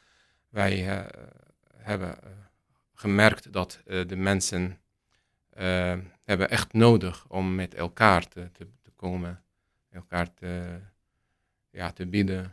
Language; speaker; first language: Dutch; non-native, learner; Arabic